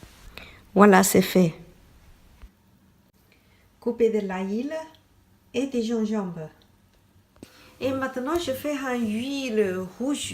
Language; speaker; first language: French; non-native, learner; Thai